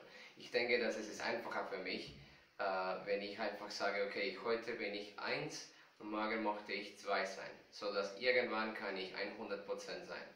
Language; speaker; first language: German; non-native, fluent; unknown